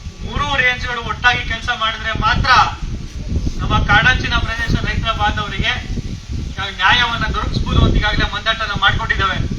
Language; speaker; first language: Kannada; native; Kannada